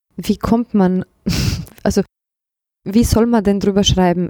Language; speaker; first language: German; early bilingual, other home language; Bosnian